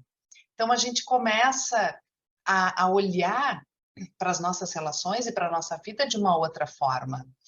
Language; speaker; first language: Portuguese; native; Portuguese